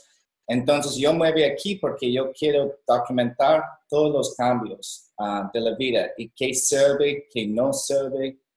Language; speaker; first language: Spanish; non-native, learner; English